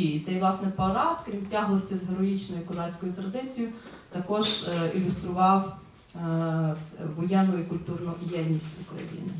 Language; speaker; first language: Ukrainian; native; Ukrainian